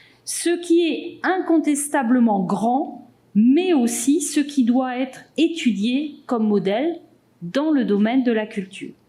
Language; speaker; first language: French; native; French